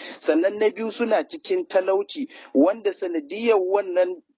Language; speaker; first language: Hausa; native; Hausa